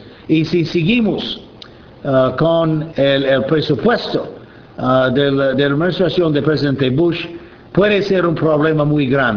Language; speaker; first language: Spanish; non-native, fluent; English